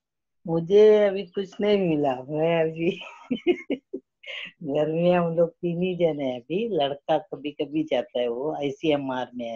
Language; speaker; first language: Hindi; non-native, local second language; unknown